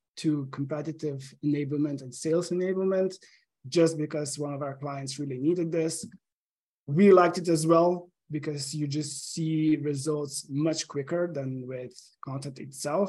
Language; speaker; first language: English; non-native, fluent; Slovenian